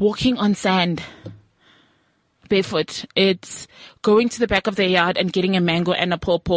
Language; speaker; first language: English; non-native, local second language; Tswana